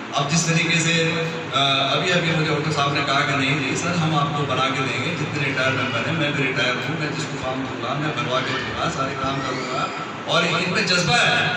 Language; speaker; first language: Urdu; non-native, local second language; Sindhi